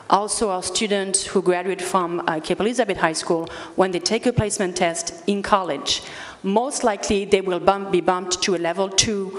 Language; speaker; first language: English; early bilingual, other home language; Spanish